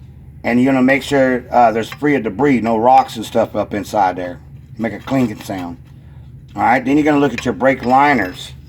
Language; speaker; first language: English; native; English